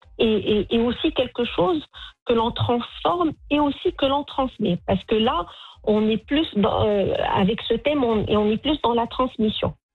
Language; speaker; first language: French; non-native, local second language; Arabic